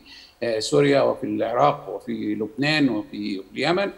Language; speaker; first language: Arabic; native; Arabic